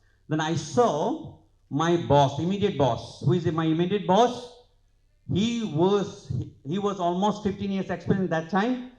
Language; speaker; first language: English; non-native, local second language; Bangla